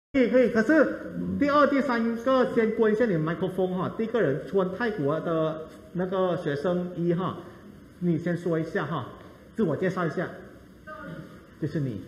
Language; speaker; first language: Chinese; non-native, fluent; Thai